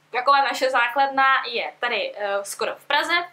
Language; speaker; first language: Czech; early bilingual, other home language; Russian